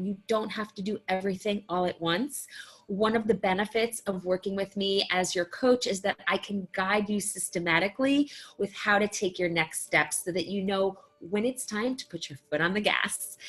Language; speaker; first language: English; native; English